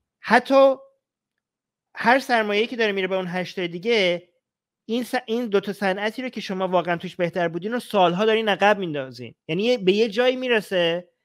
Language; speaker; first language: Persian; native; Persian